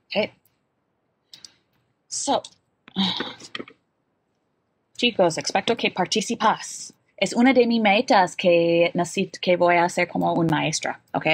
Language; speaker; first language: Spanish; non-native, fluent; English